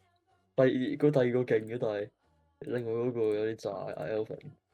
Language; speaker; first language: Chinese; early bilingual, heritage; Cantonese